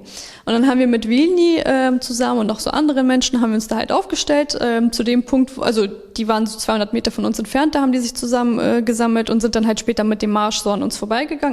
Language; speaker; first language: German; early bilingual, other home language; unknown